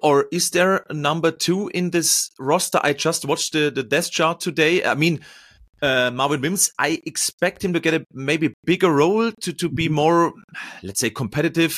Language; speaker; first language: English; non-native, fluent; German